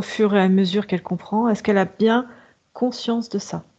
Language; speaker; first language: French; native; French